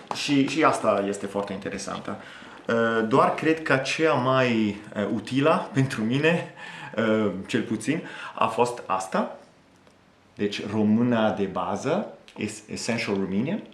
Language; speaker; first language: Romanian; non-native, fluent; Italian